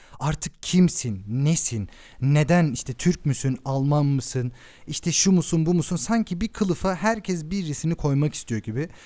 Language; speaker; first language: Turkish; early bilingual, heritage; Turkish